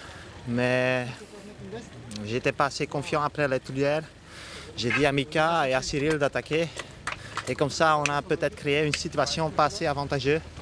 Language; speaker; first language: French; non-native, fluent; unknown